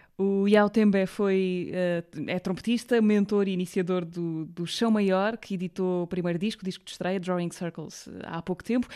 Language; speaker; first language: Portuguese; native; Portuguese